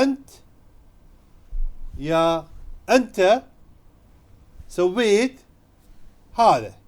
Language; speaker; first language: Arabic; non-native, fluent; Urdu